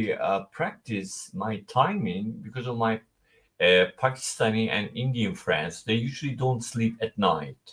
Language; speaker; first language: English; non-native, fluent; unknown